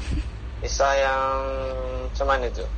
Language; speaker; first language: Malay; native; Malay